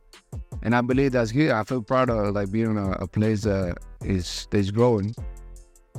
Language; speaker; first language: English; non-native, fluent; Spanish